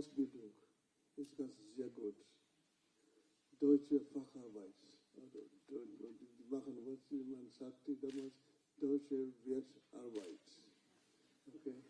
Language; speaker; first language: German; non-native, fluent; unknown